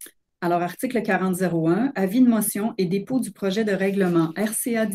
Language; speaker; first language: French; native; French